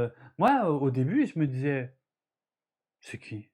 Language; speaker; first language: French; native; French